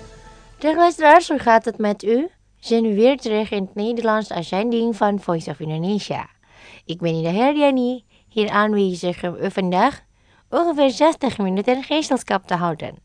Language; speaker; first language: Dutch; non-native, learner; Indonesian